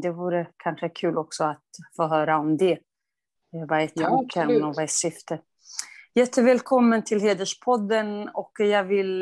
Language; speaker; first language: Swedish; non-native, fluent; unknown